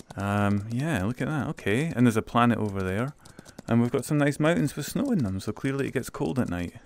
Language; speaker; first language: English; native; English